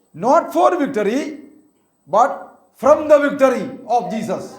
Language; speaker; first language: English; non-native, local second language; Malayalam